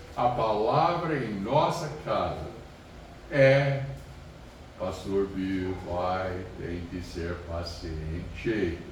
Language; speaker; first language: Portuguese; non-native, fluent; English